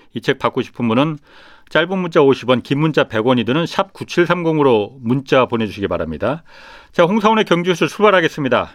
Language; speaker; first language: Korean; native; Korean